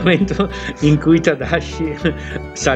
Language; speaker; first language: Italian; native; Italian